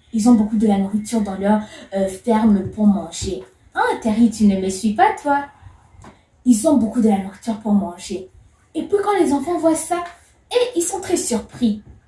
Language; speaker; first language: French; non-native, local second language; Kinyarwanda